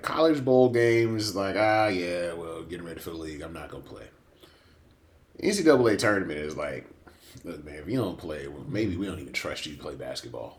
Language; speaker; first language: English; native; English